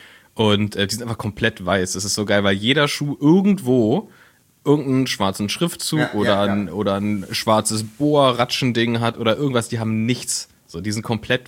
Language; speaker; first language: German; native; German